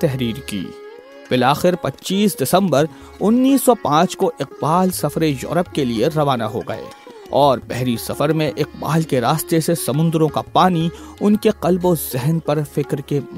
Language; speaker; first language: Urdu; native; Urdu